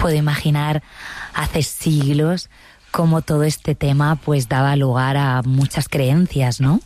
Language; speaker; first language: Spanish; native; Spanish